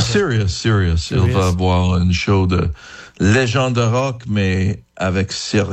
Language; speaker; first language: French; non-native, fluent; English